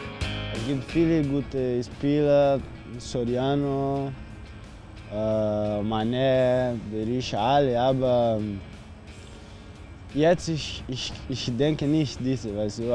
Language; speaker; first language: German; non-native, learner; Portuguese